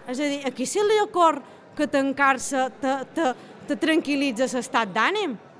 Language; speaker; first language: Catalan; native; Catalan